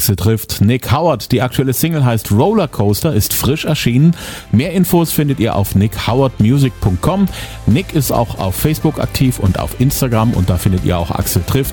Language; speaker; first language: German; native; German